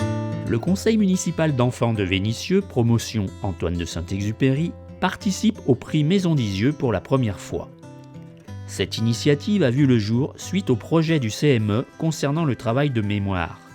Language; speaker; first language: French; native; French